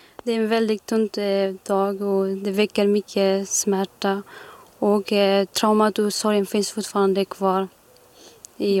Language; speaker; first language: Swedish; non-native, learner; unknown